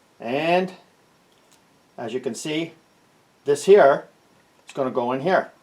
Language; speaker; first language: English; native; English